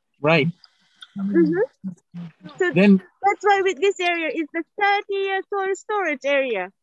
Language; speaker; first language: English; non-native, learner; Japanese